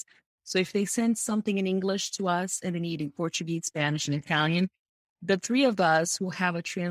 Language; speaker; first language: English; non-native, fluent; Portuguese